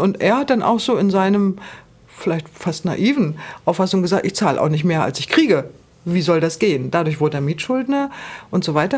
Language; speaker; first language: German; native; German